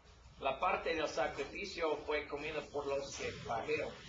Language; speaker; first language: Spanish; non-native, learner; English